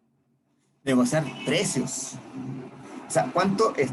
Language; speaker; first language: Spanish; native; Spanish